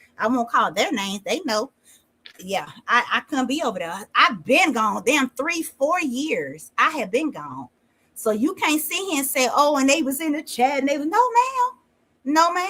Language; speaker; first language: English; native; English